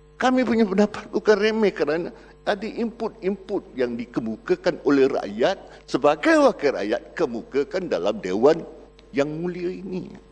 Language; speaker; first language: Malay; native; Malay